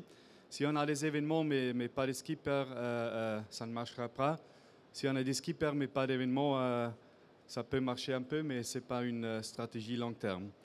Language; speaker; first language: French; non-native, fluent; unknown